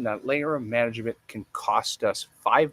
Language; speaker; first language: English; native; English